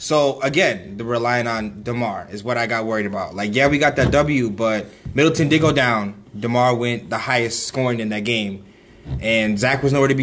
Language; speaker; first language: English; native; English